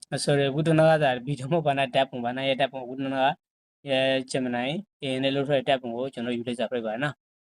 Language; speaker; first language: Burmese; native; Burmese